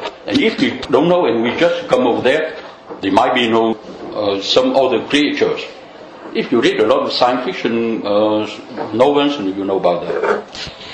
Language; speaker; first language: English; non-native, fluent; Vietnamese